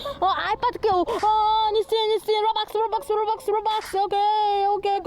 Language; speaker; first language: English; non-native, learner; Mongolian